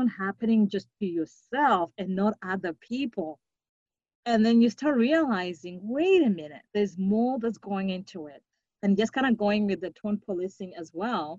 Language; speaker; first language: English; non-native, local second language; Shona